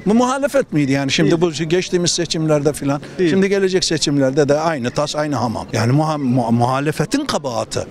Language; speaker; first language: Turkish; native; Turkish